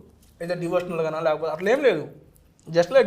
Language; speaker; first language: Telugu; native; Telugu